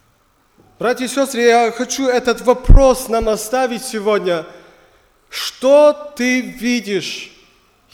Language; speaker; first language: Russian; non-native, learner; German